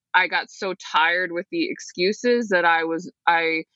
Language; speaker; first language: English; native; English